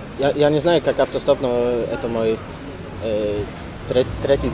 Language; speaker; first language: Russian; non-native, learner; Polish